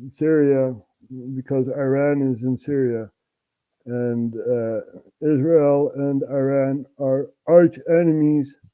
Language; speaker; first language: English; non-native, fluent; Dutch